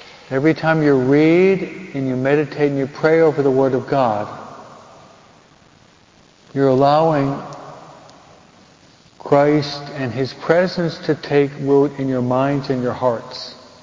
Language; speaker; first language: English; native; English